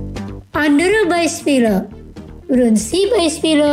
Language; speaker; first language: German; non-native, fluent; Indonesian